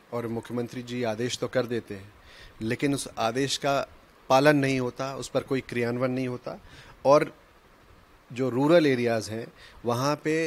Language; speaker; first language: Hindi; native; Hindi